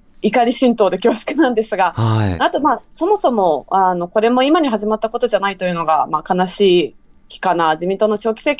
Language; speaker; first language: Japanese; native; Japanese